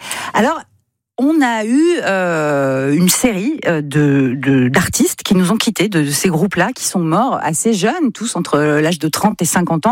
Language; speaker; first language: French; native; French